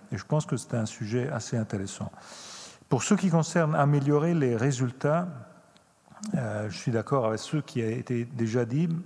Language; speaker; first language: French; non-native, fluent; Italian